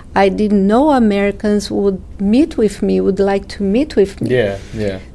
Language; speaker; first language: English; non-native, fluent; Portuguese